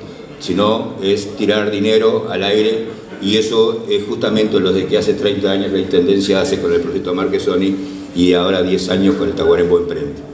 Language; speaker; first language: Spanish; native; Spanish